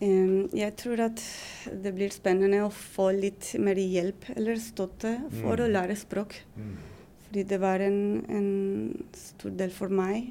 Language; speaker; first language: Norwegian; non-native, fluent; Spanish